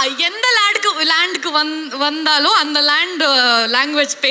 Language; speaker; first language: Tamil; non-native, local second language; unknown